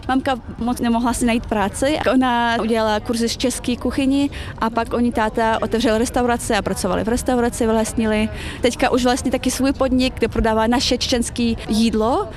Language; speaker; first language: Czech; early bilingual, other home language; Chechen